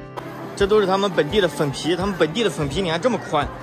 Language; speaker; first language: Chinese; native; Chinese